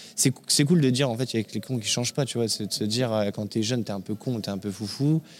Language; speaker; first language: French; native; French